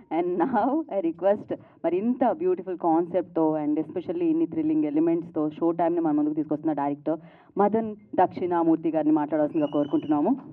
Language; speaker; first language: Telugu; native; Telugu